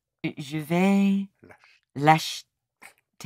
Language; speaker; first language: French; non-native, learner; English